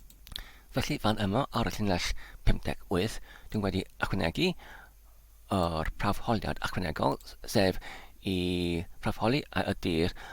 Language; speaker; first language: Welsh; non-native, learner; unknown